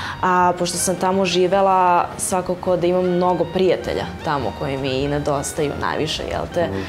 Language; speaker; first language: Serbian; early bilingual, heritage; Serbian